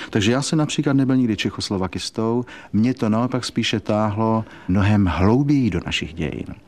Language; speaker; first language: Czech; native; Czech